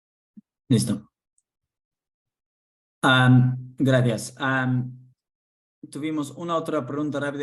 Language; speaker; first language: Spanish; non-native, fluent; English